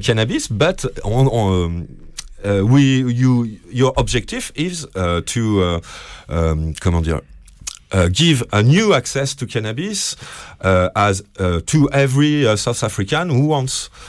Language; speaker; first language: English; non-native, learner; French